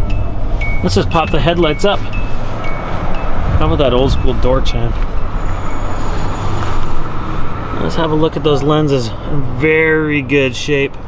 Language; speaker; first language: English; native; English